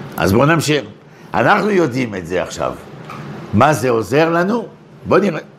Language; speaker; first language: Hebrew; non-native, fluent; French